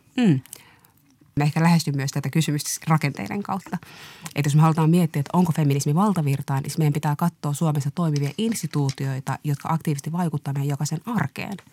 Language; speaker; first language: Finnish; early bilingual, other home language; Somali